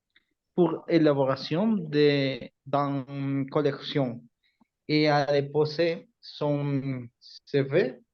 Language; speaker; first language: French; non-native, learner; Spanish